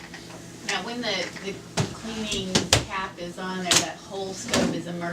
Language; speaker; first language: English; native; English